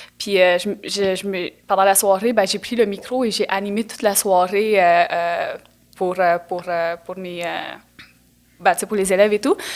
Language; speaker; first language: French; non-native, local second language; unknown